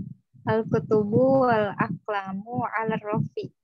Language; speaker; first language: Arabic; non-native, learner; Indonesian